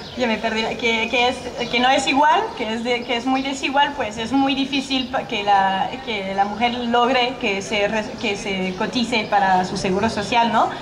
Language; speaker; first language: Spanish; non-native, fluent; French